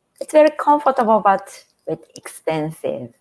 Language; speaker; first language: English; non-native, fluent; Japanese